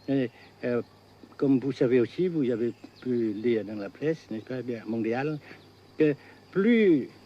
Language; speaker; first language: French; non-native, fluent; Vietnamese